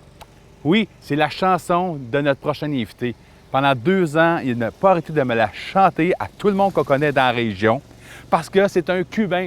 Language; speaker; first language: French; native; French